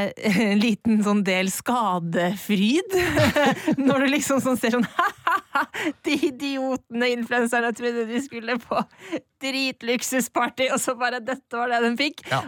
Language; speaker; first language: Norwegian; native; Norwegian